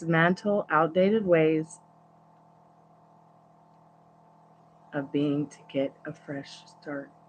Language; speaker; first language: English; native; English